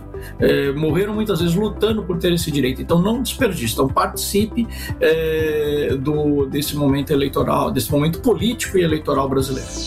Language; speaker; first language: Portuguese; native; Portuguese